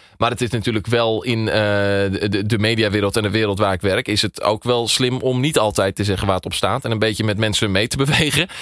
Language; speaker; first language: Dutch; native; Dutch